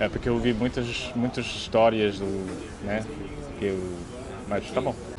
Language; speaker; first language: Portuguese; early bilingual, heritage; English